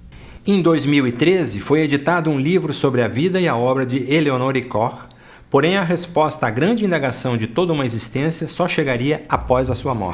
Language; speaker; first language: Portuguese; native; Portuguese